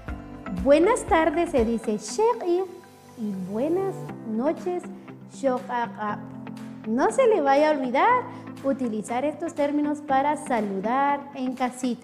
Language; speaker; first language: Spanish; non-native, local second language; Kʼicheʼ